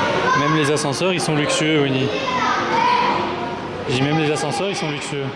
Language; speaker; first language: French; native; French